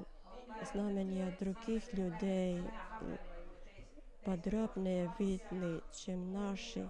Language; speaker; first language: Russian; non-native, learner; Finnish